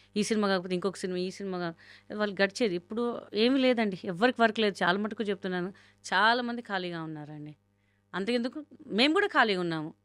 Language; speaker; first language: Telugu; non-native, local second language; Hindi